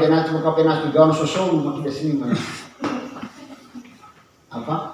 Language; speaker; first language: Indonesian; non-native, local second language; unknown